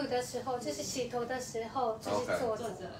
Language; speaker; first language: Chinese; non-native, fluent; Japanese